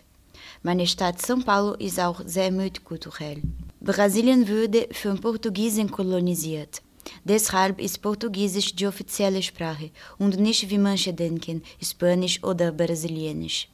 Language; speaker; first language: German; non-native, fluent; Portuguese